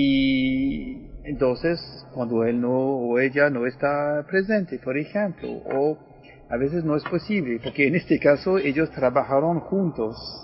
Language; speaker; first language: Spanish; non-native, fluent; French